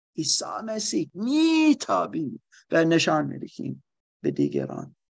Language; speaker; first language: Persian; non-native, learner; German